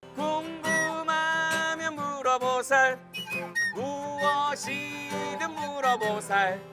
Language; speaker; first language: Korean; non-native, fluent; Mongolian